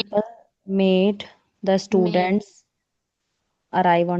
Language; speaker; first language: English; non-native, learner; Hindi